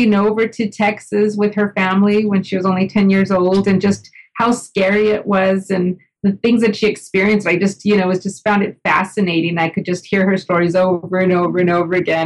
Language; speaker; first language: English; native; English